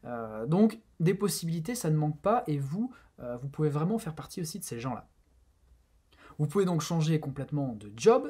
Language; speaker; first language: French; native; French